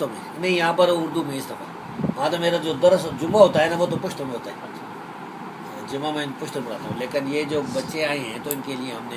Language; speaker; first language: Urdu; non-native, local second language; Pashto